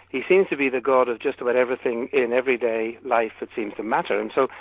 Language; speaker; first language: English; native; English